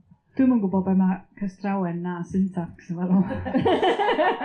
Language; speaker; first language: Welsh; native; Welsh